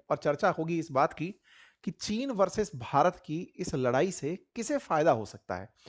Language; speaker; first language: Hindi; native; Hindi